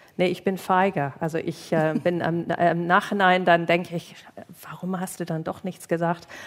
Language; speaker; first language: German; non-native, fluent; English